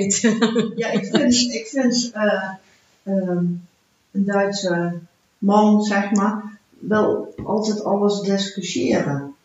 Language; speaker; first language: Dutch; early bilingual, heritage; Dutch